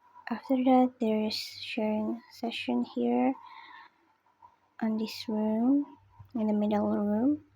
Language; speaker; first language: English; non-native, learner; Indonesian